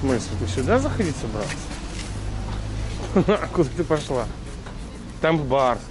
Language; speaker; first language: Russian; native; Russian